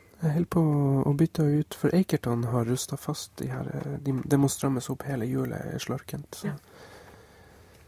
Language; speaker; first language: Norwegian; native; Norwegian